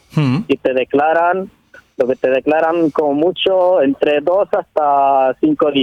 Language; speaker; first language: Spanish; non-native, learner; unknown